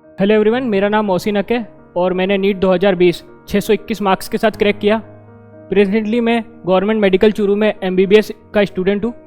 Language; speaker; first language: Hindi; native; Hindi